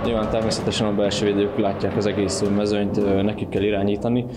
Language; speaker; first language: Hungarian; native; Hungarian